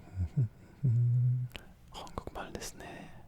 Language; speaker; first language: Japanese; non-native, fluent; French